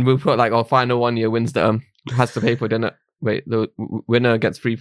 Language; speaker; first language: English; native; English